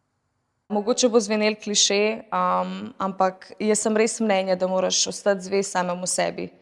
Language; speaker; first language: Slovenian; early bilingual, other home language; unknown